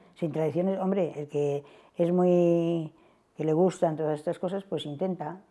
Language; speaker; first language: Spanish; native; Spanish